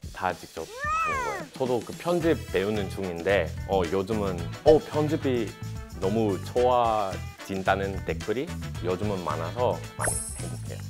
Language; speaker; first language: Korean; non-native, fluent; English